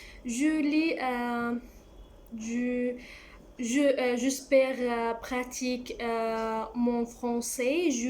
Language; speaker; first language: French; non-native, learner; Arabic